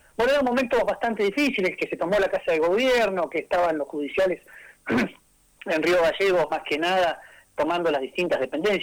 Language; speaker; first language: Spanish; native; Spanish